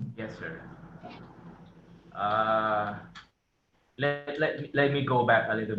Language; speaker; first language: English; non-native, fluent; Thai